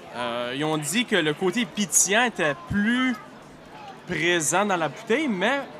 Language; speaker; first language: French; native; French